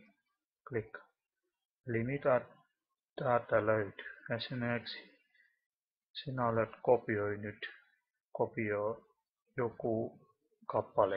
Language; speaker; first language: Finnish; non-native, learner; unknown